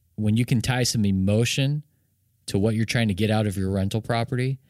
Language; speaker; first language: English; native; English